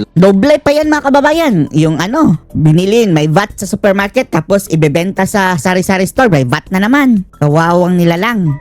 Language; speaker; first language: Filipino; native; Filipino